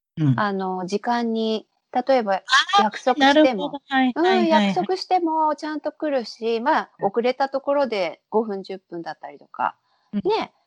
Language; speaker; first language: Japanese; native; Japanese